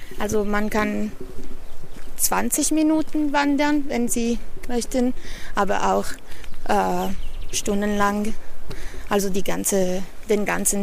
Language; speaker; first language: German; non-native, fluent; Italian